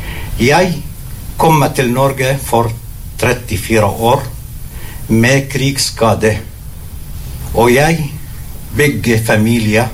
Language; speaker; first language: Norwegian; non-native, learner; Arabic